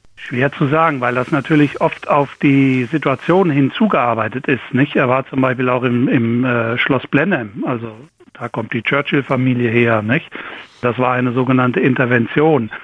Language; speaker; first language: German; native; German